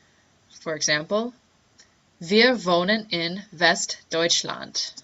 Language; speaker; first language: German; non-native, fluent; English